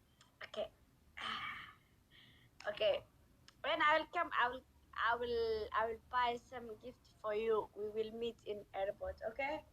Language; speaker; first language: English; non-native, learner; Somali